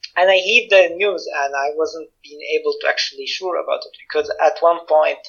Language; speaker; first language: English; non-native, fluent; Arabic